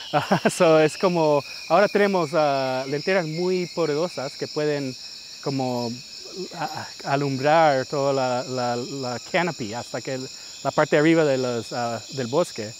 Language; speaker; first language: Spanish; early bilingual, heritage; English